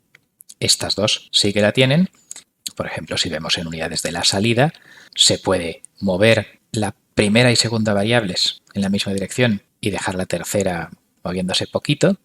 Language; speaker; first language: Spanish; native; Spanish